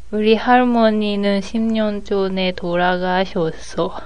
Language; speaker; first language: Korean; non-native, learner; Japanese